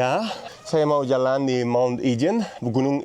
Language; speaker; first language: Indonesian; non-native, learner; Spanish